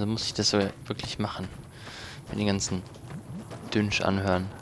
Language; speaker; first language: German; native; German